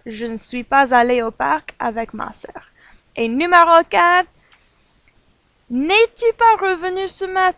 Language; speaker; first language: French; non-native, fluent; English